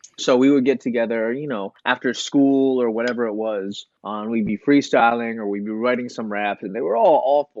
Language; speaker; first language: English; native; English